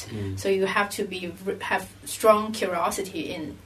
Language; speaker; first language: English; non-native, local second language; Cantonese